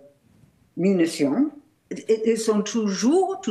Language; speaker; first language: French; non-native, fluent; English